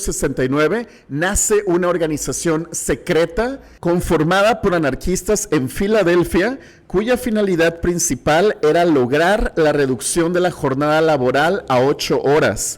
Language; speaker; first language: Spanish; native; Spanish